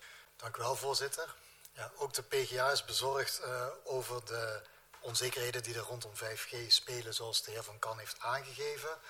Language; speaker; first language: Dutch; native; Dutch